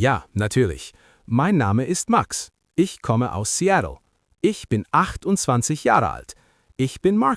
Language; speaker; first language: German; non-native, learner; English